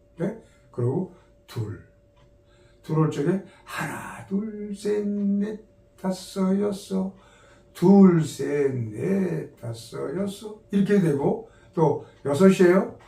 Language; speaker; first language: Korean; native; Korean